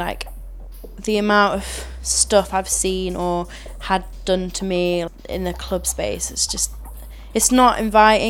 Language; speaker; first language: English; native; English